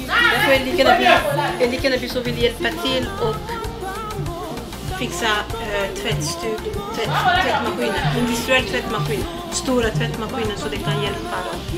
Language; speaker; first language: Swedish; non-native, fluent; Lingala